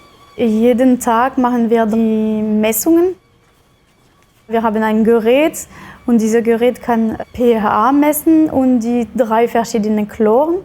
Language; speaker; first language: German; non-native, fluent; French